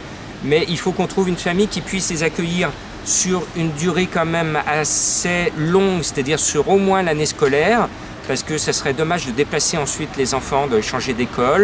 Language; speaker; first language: French; native; French